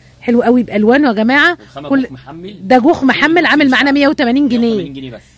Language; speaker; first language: Arabic; native; Arabic